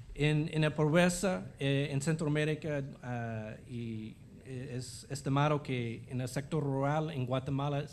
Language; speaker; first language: Spanish; non-native, fluent; English